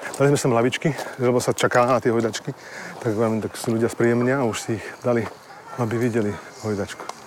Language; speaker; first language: Slovak; native; Slovak